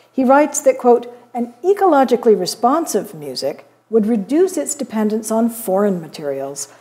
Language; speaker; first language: English; native; English